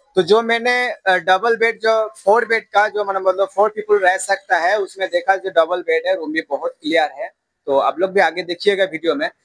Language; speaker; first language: Hindi; non-native, local second language; Bangla